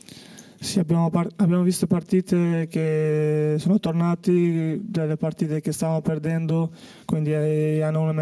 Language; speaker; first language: Italian; non-native, fluent; Albanian